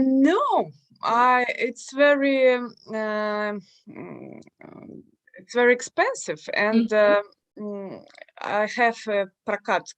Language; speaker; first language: English; non-native, learner; Russian